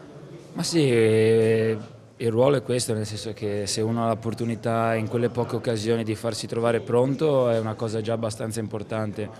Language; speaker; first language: Italian; native; Italian